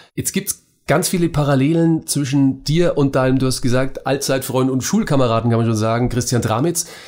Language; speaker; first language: German; native; German